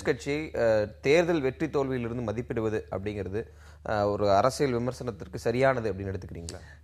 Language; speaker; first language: Tamil; native; Tamil